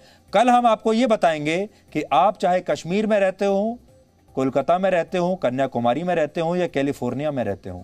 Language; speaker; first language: Hindi; native; Hindi